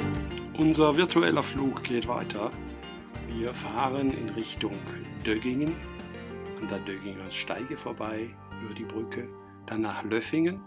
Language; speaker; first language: German; native; German